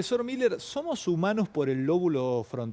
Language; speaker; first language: Spanish; native; Spanish